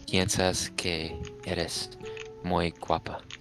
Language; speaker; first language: Spanish; non-native, learner; English